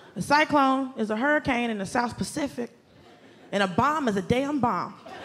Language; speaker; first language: English; native; English